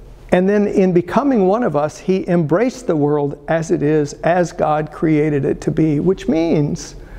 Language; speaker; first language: English; early bilingual, other home language; Italian